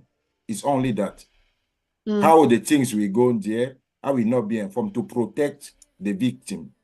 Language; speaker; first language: English; non-native, learner; French